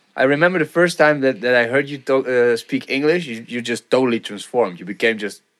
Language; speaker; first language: English; non-native, fluent; Dutch